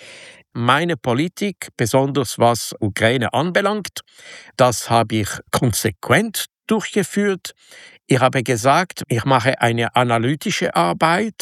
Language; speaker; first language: German; non-native, local second language; French